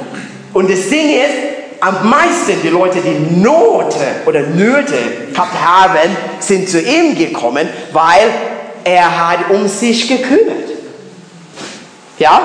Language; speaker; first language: German; non-native, learner; English